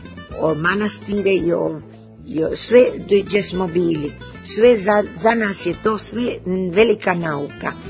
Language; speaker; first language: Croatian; early bilingual, heritage; Serbian